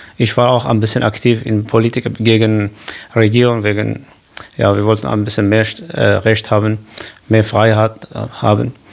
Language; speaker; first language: German; non-native, learner; Kurdish